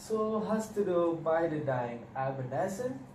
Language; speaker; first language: German; non-native, learner; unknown